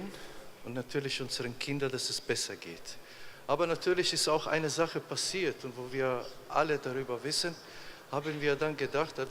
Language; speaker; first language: German; non-native, fluent; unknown